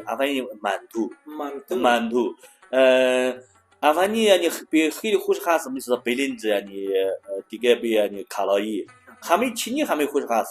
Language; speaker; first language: Persian; non-native, learner; Chinese